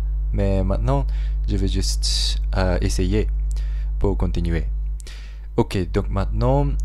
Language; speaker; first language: French; non-native, learner; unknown